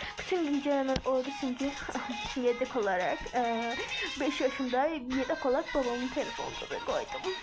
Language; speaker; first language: Turkish; non-native, local second language; Azerbaijani